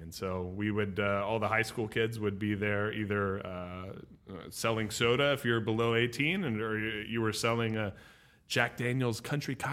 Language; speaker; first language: English; native; English